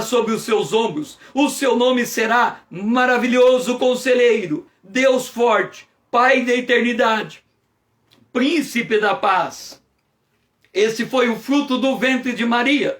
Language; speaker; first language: Portuguese; native; Portuguese